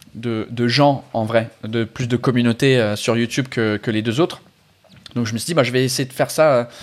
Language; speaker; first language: French; non-native, fluent; English